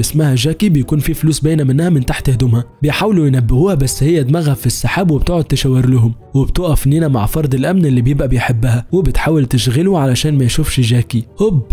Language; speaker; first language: Arabic; native; Arabic